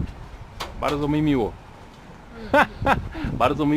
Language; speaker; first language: Polish; non-native, learner; English